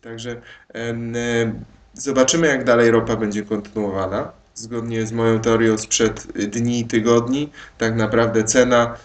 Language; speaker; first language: Polish; native; Polish